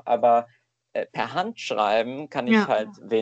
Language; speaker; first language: German; native; German